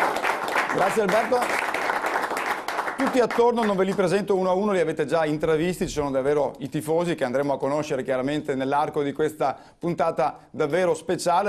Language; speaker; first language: Italian; native; Italian